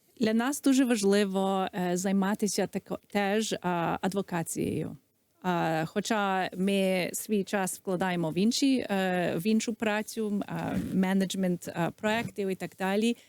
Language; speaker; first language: Ukrainian; early bilingual, heritage; Ukrainian